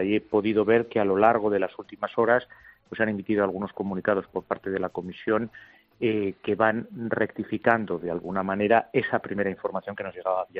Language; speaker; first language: Spanish; native; Spanish